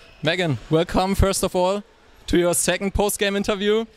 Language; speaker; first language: English; non-native, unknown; German